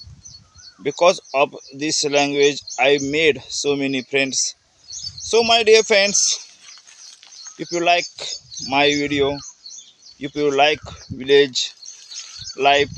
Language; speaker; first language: English; non-native, learner; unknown